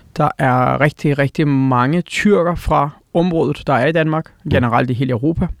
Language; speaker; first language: Danish; early bilingual, other home language; Turkish